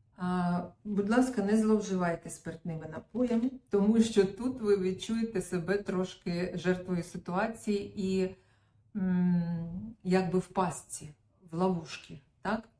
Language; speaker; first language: Ukrainian; non-native, local second language; Russian